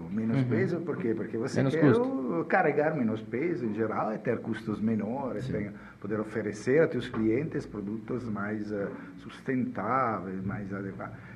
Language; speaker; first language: Portuguese; non-native, fluent; Italian